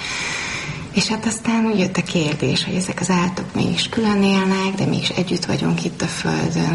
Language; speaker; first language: Hungarian; native; Hungarian